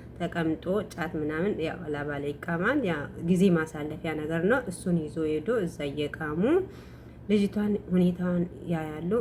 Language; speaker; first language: Amharic; non-native, local second language; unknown